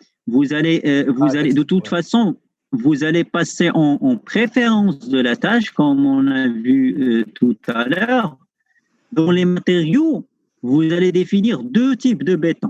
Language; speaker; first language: French; non-native, local second language; Arabic